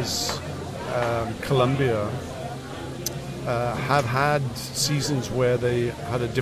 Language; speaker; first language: English; native; English